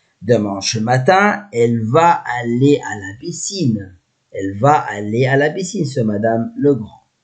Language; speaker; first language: French; non-native, learner; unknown